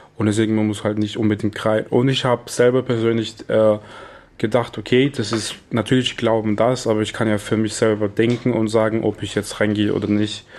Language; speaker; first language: German; non-native, fluent; Portuguese